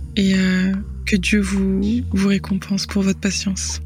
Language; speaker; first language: French; native; French